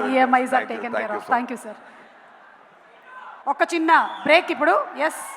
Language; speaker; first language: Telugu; native; Telugu